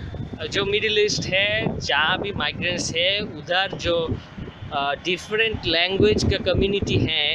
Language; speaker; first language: Hindi; non-native, learner; Bangla